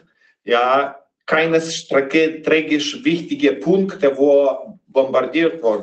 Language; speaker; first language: German; non-native, fluent; Ukrainian